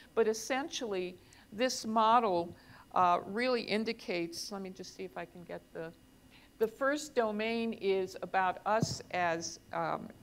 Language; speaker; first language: English; native; English